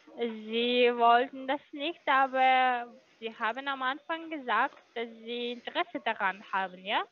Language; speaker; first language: German; non-native, learner; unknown